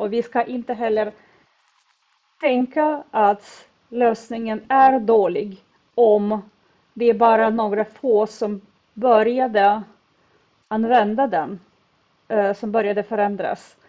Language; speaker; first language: Swedish; non-native, fluent; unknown